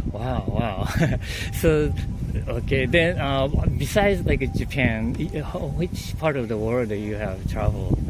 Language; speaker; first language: English; non-native, learner; Japanese